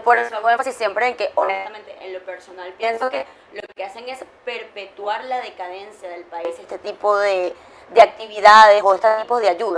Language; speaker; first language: Spanish; native; Spanish